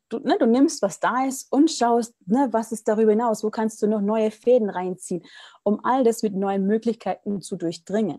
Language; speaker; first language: German; native; German